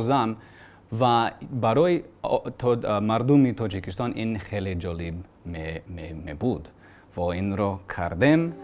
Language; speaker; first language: Persian; non-native, learner; English